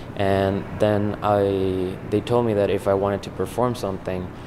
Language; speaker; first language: English; non-native, fluent; Kurdish